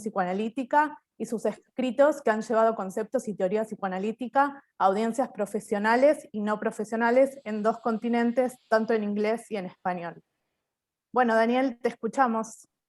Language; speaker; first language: Spanish; native; Spanish